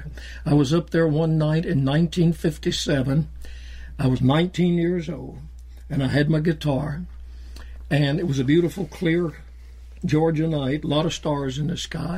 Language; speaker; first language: English; native; English